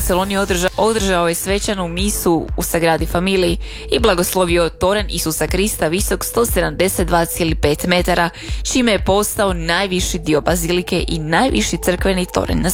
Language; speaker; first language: Croatian; native; Croatian